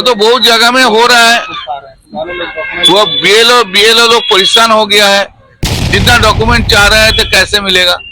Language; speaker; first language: Hindi; non-native, local second language; Bangla